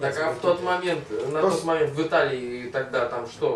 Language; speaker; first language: Russian; native; Russian